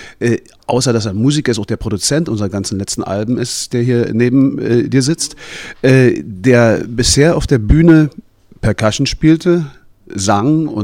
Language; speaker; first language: German; native; German